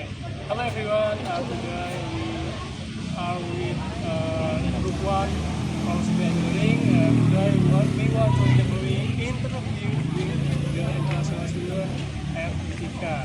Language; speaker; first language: English; non-native, learner; Indonesian